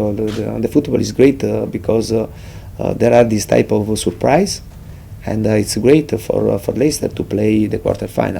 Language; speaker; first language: English; non-native, fluent; Italian